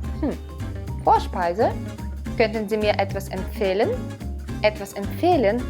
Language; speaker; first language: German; non-native, fluent; Ukrainian